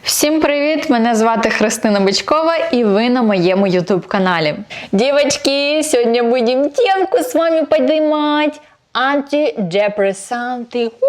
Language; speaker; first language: Ukrainian; non-native, local second language; Russian